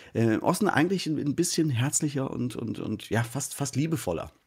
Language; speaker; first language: German; native; German